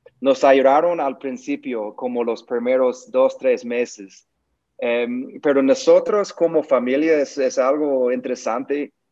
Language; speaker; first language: Spanish; non-native, learner; English